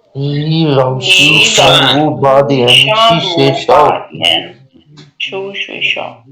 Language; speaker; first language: Chinese; non-native, learner; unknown